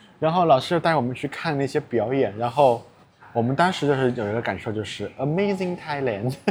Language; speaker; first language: Chinese; native; Chinese